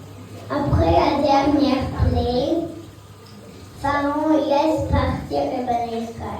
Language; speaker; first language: French; early bilingual, heritage; French